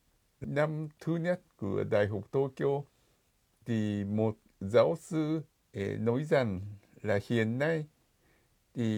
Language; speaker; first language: Vietnamese; non-native, fluent; Japanese